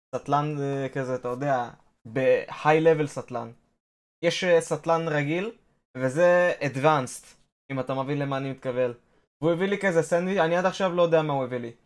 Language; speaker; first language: Hebrew; native; Hebrew